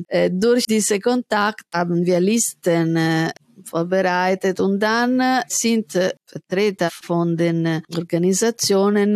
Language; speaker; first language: German; non-native, fluent; Italian